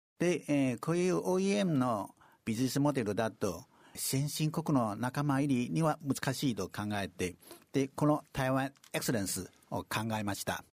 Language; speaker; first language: Japanese; non-native, fluent; Chinese